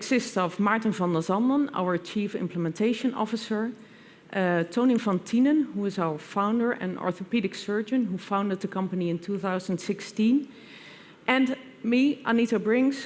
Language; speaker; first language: English; non-native, fluent; Dutch